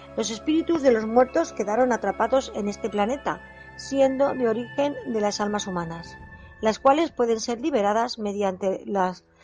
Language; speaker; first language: Spanish; native; Spanish